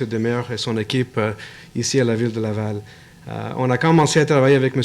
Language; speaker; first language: French; non-native, local second language; English